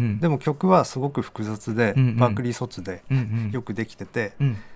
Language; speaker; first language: Japanese; native; Japanese